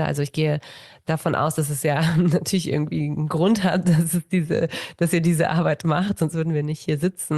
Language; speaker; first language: German; native; German